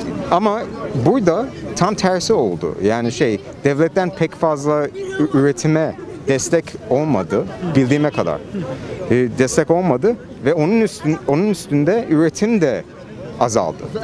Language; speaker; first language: Turkish; non-native, fluent; English